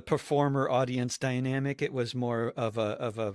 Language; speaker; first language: English; native; English